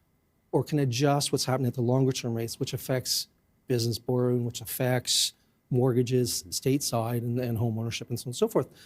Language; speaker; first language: English; native; English